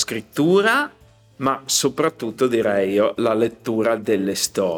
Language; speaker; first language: Italian; native; Italian